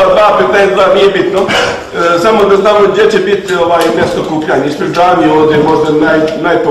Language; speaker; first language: Bosnian; native; Bosnian